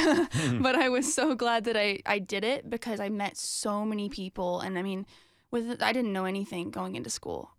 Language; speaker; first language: English; native; English